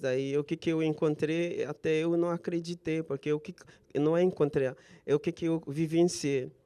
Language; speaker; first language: Portuguese; non-native, fluent; Haitian Creole